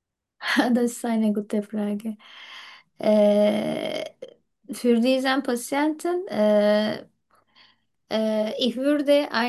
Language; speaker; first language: German; non-native, learner; Turkish